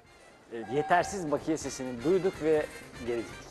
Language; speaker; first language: Turkish; native; Turkish